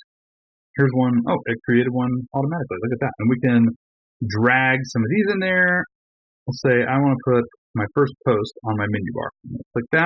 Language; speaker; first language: English; native; English